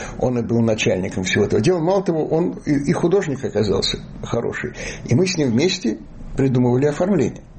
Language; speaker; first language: Russian; native; Russian